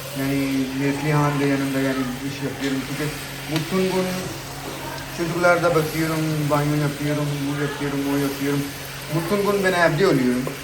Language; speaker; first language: Turkish; non-native, learner; Urdu